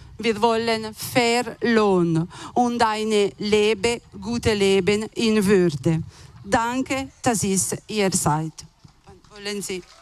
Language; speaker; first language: German; non-native, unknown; Italian